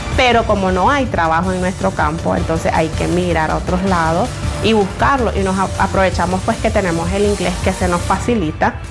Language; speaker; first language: Spanish; non-native, local second language; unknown